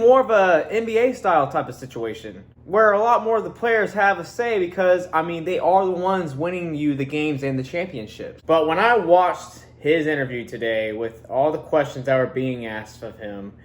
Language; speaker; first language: English; native; English